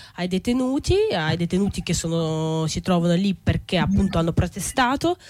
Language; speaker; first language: Italian; native; Italian